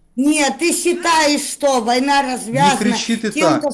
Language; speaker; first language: Russian; native; Russian